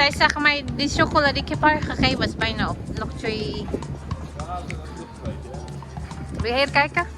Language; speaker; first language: Dutch; non-native, learner; Filipino